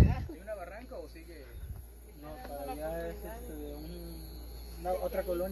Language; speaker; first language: Spanish; native; Spanish